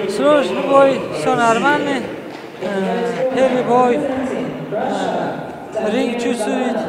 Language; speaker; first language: Russian; non-native, learner; Uzbek